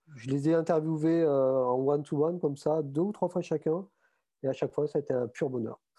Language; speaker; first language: French; native; French